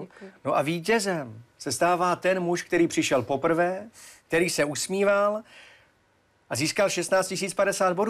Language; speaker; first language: Czech; native; Czech